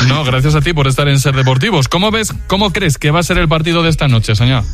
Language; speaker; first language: Spanish; native; Spanish